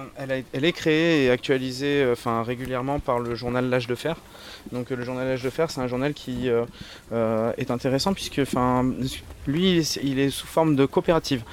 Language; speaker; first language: French; native; French